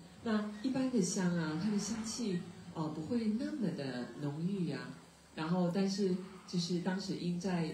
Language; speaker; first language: Chinese; native; Chinese